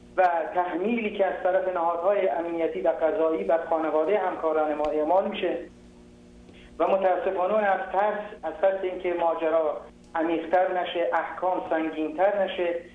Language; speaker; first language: Persian; non-native, local second language; Kurdish